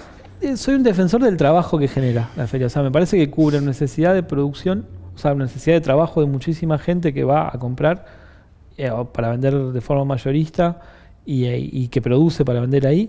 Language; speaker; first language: Spanish; native; Spanish